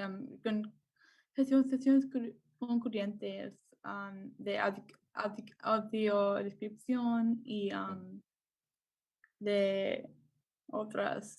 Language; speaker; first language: Spanish; non-native, learner; English